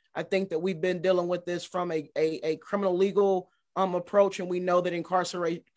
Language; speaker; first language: English; native; English